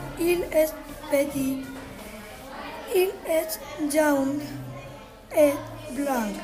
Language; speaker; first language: French; non-native, learner; Spanish